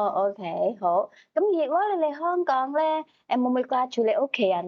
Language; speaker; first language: Cantonese; native; Cantonese